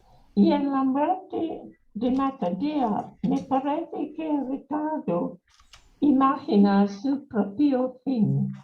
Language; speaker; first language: Spanish; non-native, learner; English